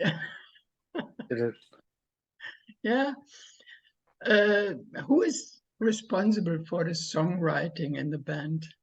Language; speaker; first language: English; non-native, learner; German